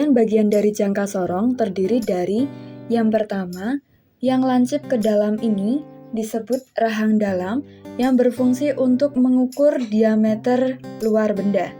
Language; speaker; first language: Indonesian; native; Indonesian